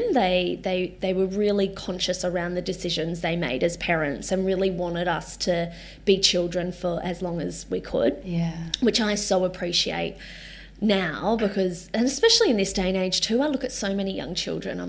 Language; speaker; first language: English; native; English